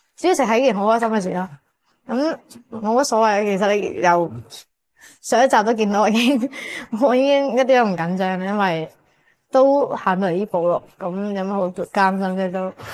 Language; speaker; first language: Cantonese; native; Cantonese